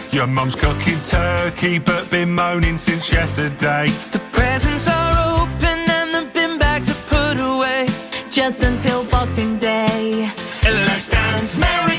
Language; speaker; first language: English; native; English